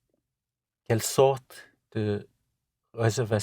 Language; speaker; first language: French; non-native, learner; English